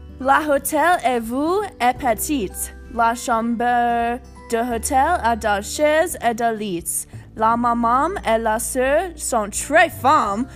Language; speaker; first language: French; non-native, learner; English